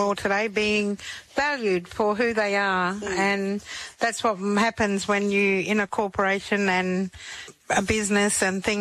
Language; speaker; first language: English; native; English